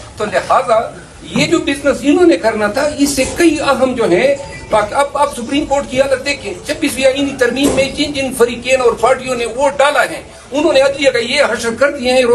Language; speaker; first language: Urdu; non-native, local second language; Pashto